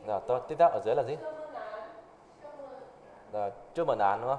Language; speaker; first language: Chinese; non-native, fluent; Vietnamese